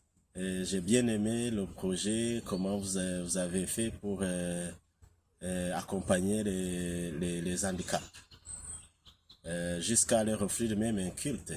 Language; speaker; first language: French; non-native, local second language; Kinyarwanda